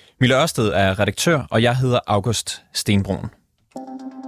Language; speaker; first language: Danish; native; Danish